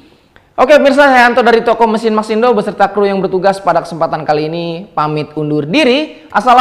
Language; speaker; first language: Indonesian; native; Indonesian